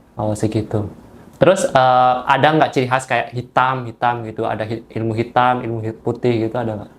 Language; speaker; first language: Indonesian; native; Indonesian